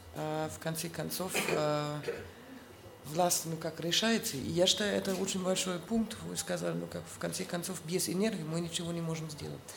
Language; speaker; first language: Russian; non-native, fluent; German